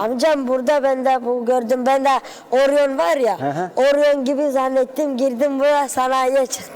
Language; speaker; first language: Turkish; early bilingual, other home language; Arabic